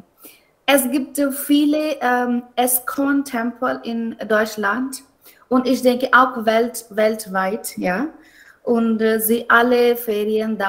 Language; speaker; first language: German; non-native, learner; Hindi